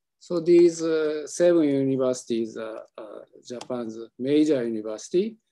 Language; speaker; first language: English; non-native, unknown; Japanese